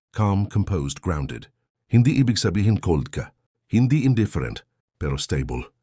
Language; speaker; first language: English; non-native, local second language; Filipino